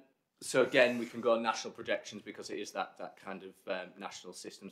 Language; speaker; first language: English; native; English